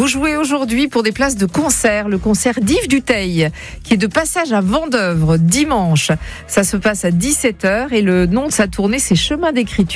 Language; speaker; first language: French; native; French